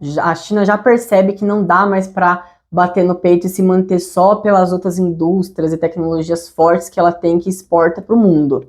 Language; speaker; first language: Portuguese; native; Portuguese